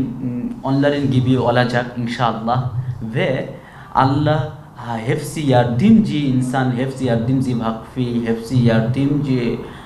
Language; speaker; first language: Turkish; non-native, learner; Bangla